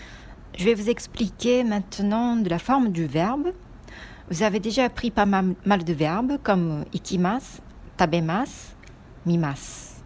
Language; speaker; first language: French; non-native, fluent; Japanese